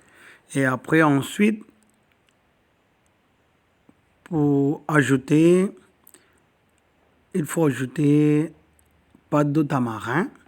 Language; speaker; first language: French; non-native, learner; Tamil